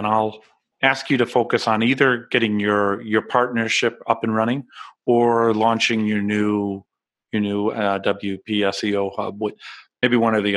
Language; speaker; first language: English; native; English